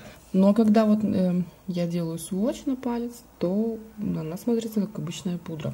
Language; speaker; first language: Russian; native; Russian